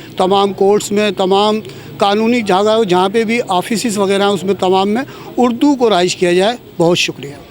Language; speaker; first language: Urdu; native; Urdu